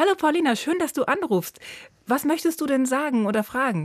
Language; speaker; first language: German; native; German